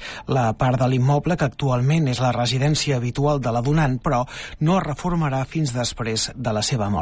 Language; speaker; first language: Catalan; native; Catalan